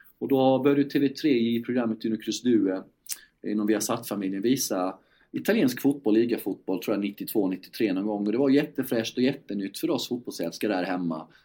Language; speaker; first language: Swedish; native; Swedish